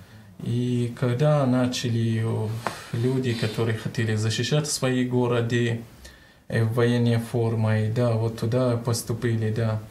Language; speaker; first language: Russian; non-native, learner; Arabic